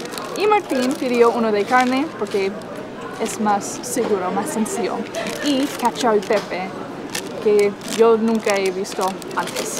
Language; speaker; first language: Spanish; non-native, fluent; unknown